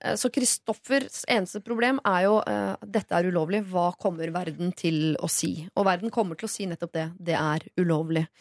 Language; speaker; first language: Norwegian; native; Norwegian